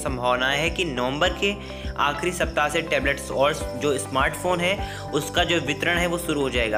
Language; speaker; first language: Hindi; native; Hindi